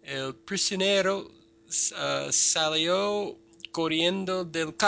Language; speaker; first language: Spanish; non-native, fluent; English